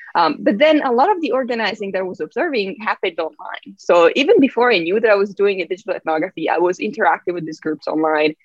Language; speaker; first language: English; non-native, fluent; Italian